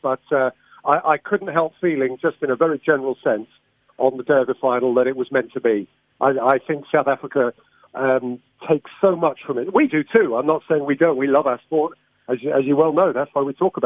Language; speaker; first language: English; native; English